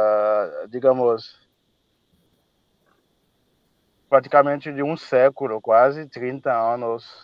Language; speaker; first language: Portuguese; non-native, fluent; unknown